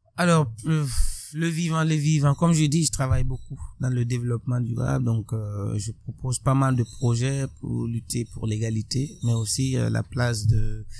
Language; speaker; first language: French; non-native, local second language; Mossi